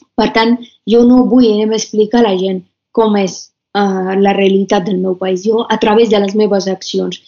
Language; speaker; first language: Catalan; non-native, fluent; Persian